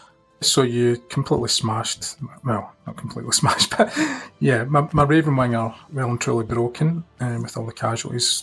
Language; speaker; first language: English; native; English